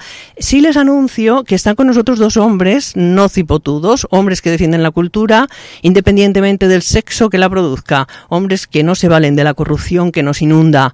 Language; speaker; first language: Spanish; native; Spanish